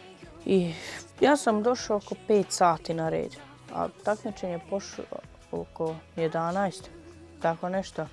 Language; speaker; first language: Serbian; non-native, local second language; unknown